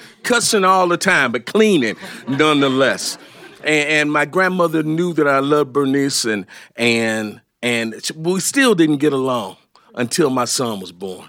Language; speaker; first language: English; native; English